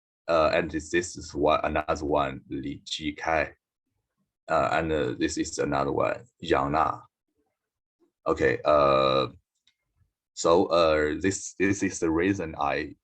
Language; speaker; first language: English; non-native, learner; Chinese